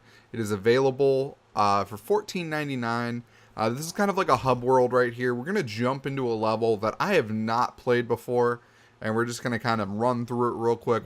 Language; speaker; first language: English; native; English